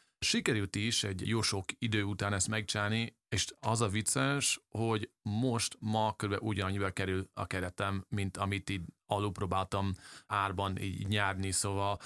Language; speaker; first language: Hungarian; early bilingual, heritage; English